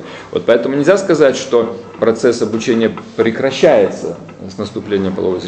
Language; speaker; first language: Russian; native; Russian